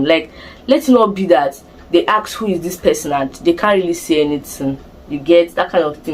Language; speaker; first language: English; non-native, local second language; Igbo